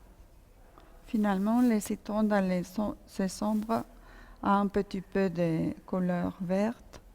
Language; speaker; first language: French; non-native, fluent; Spanish